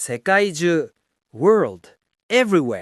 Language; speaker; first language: English; non-native, learner; Japanese